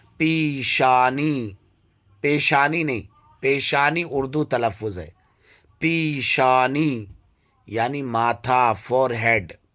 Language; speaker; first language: Urdu; native; Urdu